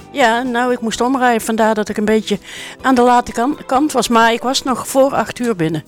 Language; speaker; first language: Dutch; native; Dutch